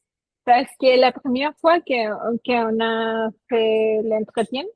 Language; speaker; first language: French; non-native, fluent; Spanish